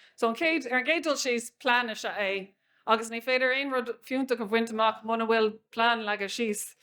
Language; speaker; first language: Irish; non-native, local second language; English